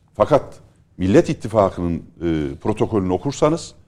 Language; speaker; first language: Turkish; native; Turkish